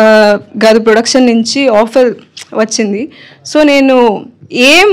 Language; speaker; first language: Telugu; non-native, learner; Tamil